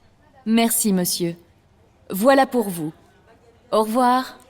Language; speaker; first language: French; native; French